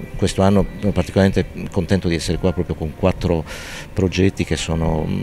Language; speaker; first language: Italian; native; Italian